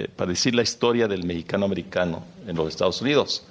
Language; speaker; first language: Spanish; early bilingual, heritage; Spanish